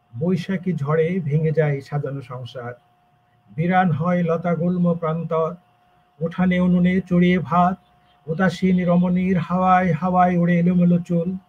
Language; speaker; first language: Bangla; native; Bangla